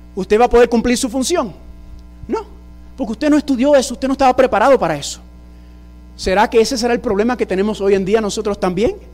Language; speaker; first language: Spanish; early bilingual, heritage; Spanish